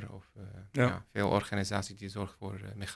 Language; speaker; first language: Dutch; non-native, learner; Arabic